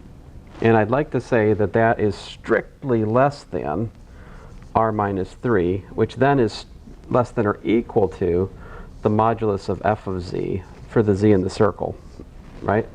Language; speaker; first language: English; native; English